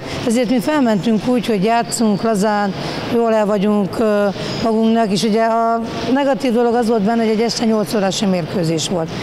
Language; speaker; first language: Hungarian; native; Hungarian